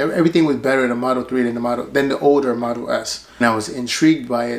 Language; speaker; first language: English; native; English